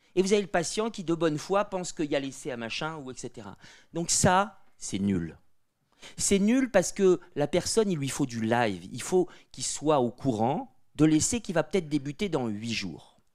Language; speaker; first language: French; native; French